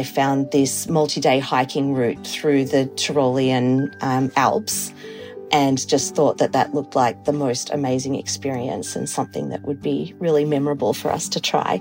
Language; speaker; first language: English; native; English